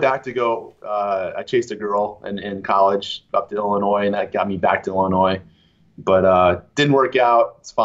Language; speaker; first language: English; native; English